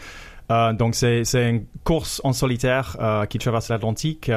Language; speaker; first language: French; non-native, fluent; English